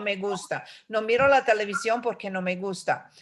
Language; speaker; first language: Spanish; non-native, fluent; English